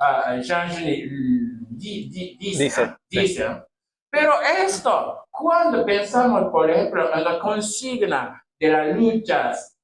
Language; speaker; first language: Spanish; non-native, fluent; Japanese